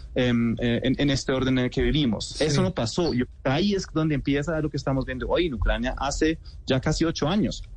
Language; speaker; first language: Spanish; non-native, fluent; German